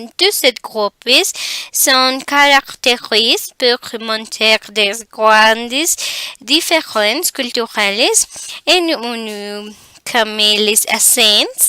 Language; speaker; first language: French; non-native, learner; Spanish